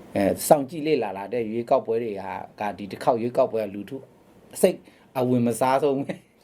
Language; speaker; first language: Burmese; non-native, local second language; Shan